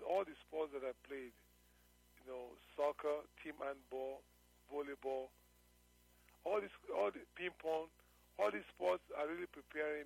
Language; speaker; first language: English; non-native, local second language; Yoruba